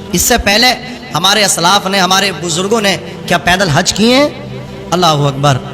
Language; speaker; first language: Urdu; native; Urdu